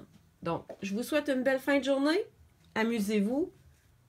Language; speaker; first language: French; native; French